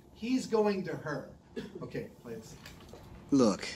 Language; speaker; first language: English; native; English